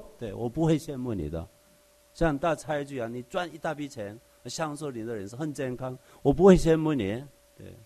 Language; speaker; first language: Chinese; non-native, fluent; Korean